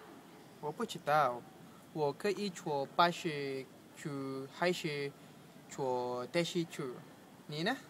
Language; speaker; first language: Chinese; non-native, learner; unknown